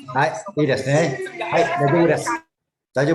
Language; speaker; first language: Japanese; non-native, fluent; Malay